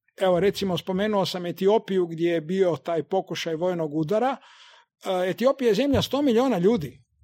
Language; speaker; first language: Croatian; native; Croatian